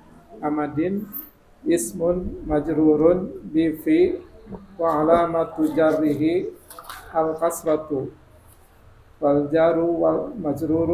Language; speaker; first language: Arabic; non-native, learner; Indonesian